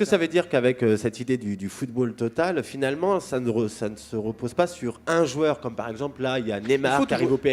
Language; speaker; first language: French; native; French